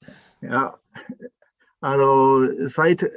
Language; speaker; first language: German; non-native, learner; Japanese